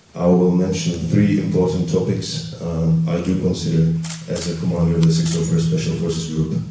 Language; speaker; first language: English; non-native, fluent; Czech